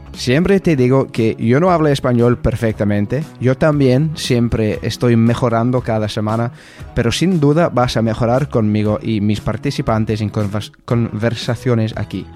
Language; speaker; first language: Spanish; non-native, fluent; English